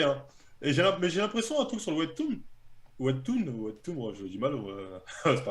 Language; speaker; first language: French; native; French